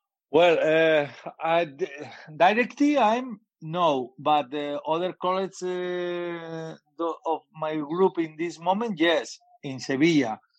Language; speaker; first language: English; non-native, learner; Spanish